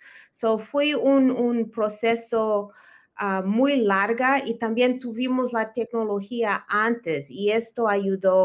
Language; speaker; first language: Spanish; early bilingual, heritage; Spanish